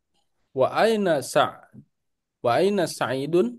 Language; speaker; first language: Arabic; non-native, learner; Indonesian